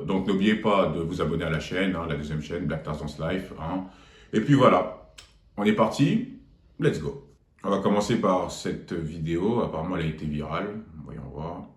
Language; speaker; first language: French; native; French